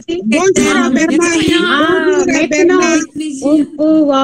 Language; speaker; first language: French; non-native, fluent; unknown